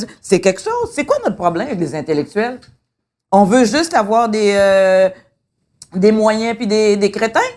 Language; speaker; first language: French; early bilingual, other home language; Haitian Creole